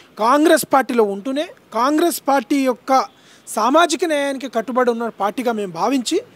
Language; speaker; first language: Telugu; non-native, local second language; Lambadi